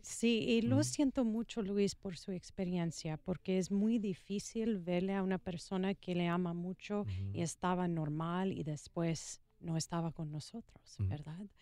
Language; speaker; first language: Spanish; non-native, learner; English